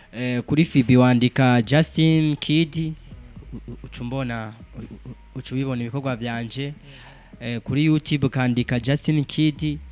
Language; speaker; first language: Rundi; native; Rundi